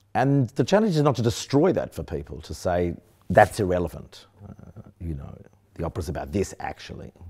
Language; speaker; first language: English; native; English